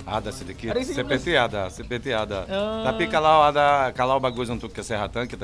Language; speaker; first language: Indonesian; non-native, learner; Portuguese